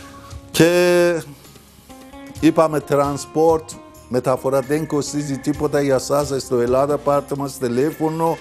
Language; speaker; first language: Greek; non-native, fluent; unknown